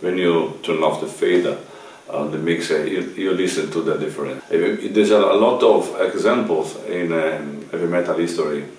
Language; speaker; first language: English; non-native, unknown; Italian